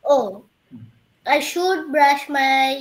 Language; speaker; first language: English; non-native, learner; Bangla